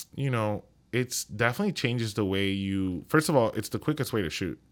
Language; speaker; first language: English; non-native, fluent; Spanish